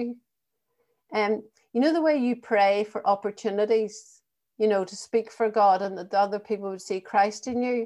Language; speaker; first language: English; native; English